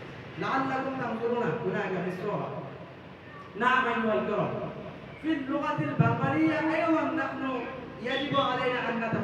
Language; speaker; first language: Arabic; non-native, fluent; Bangla